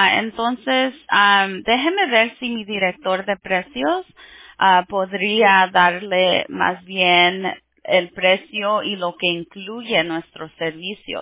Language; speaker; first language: Spanish; early bilingual, heritage; Spanish